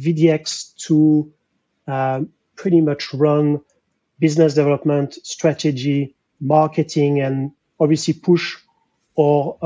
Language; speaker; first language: English; non-native, fluent; French